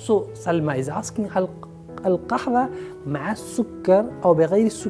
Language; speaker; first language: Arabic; non-native, fluent; Urdu